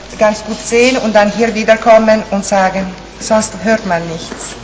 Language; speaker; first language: German; non-native, fluent; Italian